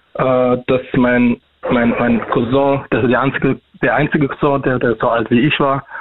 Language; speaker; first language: German; non-native, fluent; Arabic